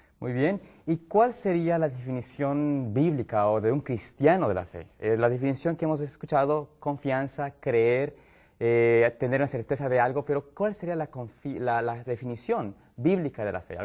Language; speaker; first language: Spanish; native; Spanish